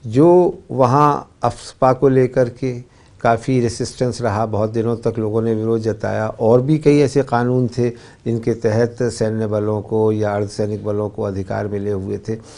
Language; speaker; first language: Hindi; native; Hindi